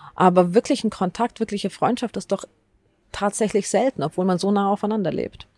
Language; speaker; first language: German; native; German